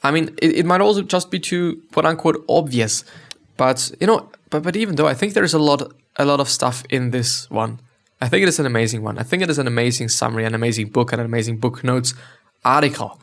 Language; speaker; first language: English; non-native, fluent; German